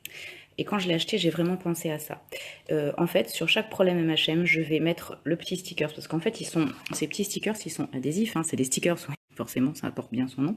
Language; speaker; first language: French; native; French